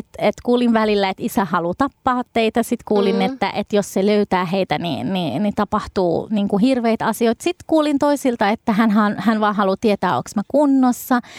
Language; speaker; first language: Finnish; early bilingual, other home language; Arabic